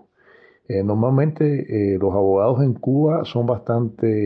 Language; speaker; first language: Spanish; native; Spanish